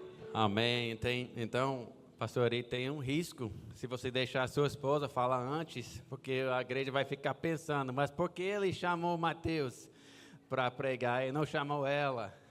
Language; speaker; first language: Portuguese; non-native, fluent; English